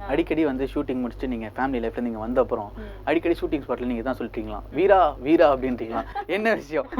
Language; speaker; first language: Tamil; native; Tamil